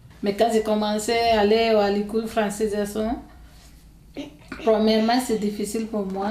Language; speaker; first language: French; non-native, learner; Nepali